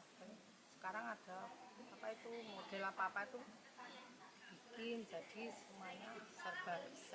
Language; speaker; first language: Indonesian; non-native, local second language; Javanese